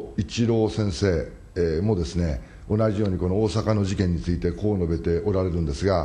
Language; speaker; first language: Japanese; native; Japanese